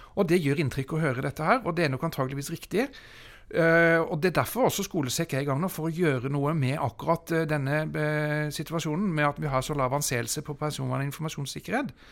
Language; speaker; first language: Norwegian; native; Norwegian